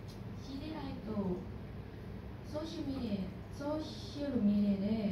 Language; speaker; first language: Japanese; non-native, learner; Thai